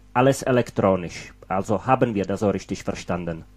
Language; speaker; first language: German; non-native, fluent; Czech